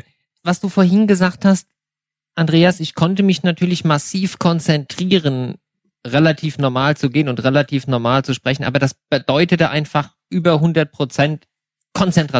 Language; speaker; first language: German; native; German